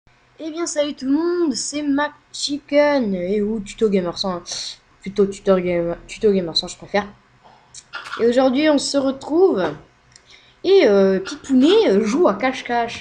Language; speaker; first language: French; native; French